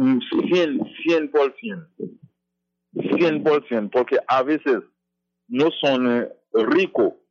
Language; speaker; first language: Spanish; non-native, fluent; Haitian Creole